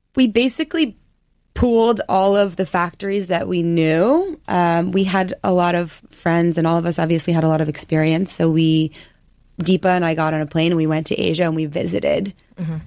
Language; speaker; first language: English; native; English